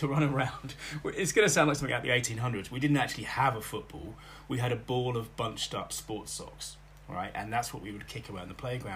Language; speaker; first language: English; native; English